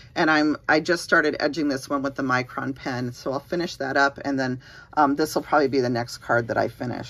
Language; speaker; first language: English; native; English